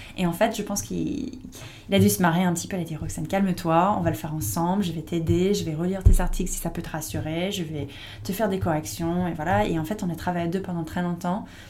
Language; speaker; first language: French; non-native, fluent; English